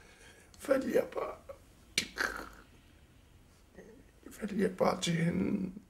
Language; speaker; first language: Danish; non-native, local second language; Kalaallisut